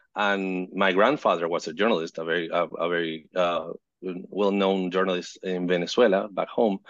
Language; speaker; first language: English; non-native, fluent; Spanish